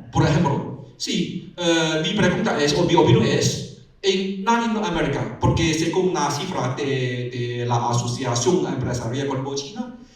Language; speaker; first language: Spanish; non-native, learner; Chinese